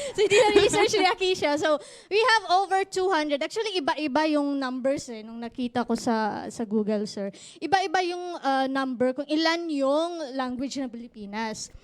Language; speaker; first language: Filipino; non-native, local second language; Cebuano